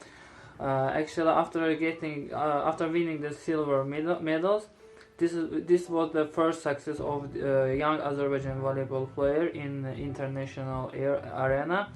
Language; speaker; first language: English; non-native, learner; Azerbaijani